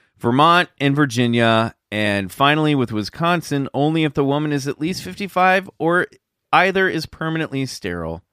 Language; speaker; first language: English; native; English